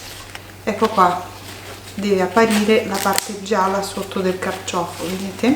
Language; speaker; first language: Italian; native; Italian